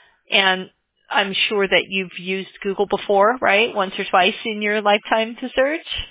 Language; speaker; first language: English; native; English